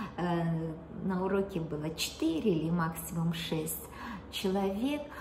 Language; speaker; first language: Russian; native; Russian